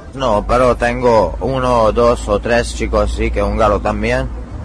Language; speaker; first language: Spanish; non-native, learner; Hungarian